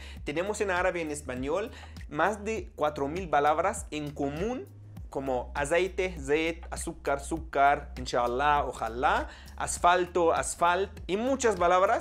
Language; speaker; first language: Spanish; non-native, fluent; Arabic